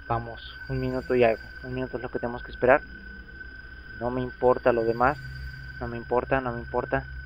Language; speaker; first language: Spanish; native; Spanish